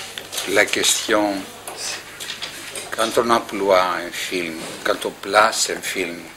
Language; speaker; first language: French; non-native, fluent; Greek